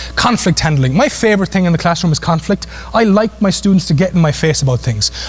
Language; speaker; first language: English; native; English